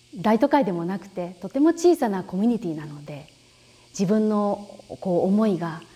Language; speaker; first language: Japanese; native; Japanese